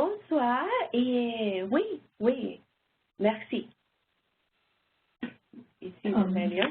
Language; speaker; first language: French; non-native, learner; English